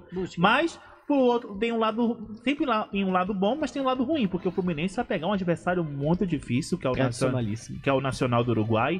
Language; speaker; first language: Portuguese; native; Portuguese